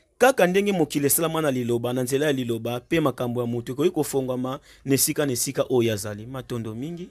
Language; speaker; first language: Lingala; non-native, local second language; Kongo